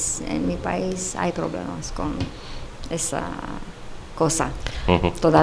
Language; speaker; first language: Spanish; non-native, fluent; Romanian